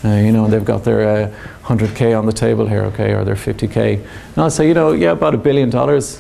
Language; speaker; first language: English; native; English